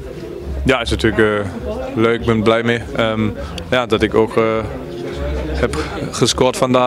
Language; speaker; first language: Dutch; non-native, fluent; German